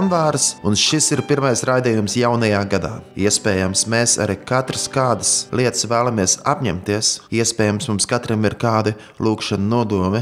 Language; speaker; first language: Latvian; native; Latvian